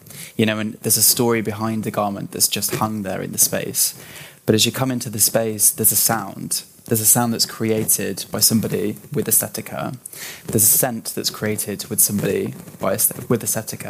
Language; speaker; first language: English; native; English